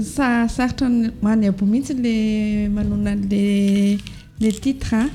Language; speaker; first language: French; non-native, local second language; Malagasy